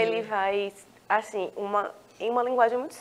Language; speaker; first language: Portuguese; native; Portuguese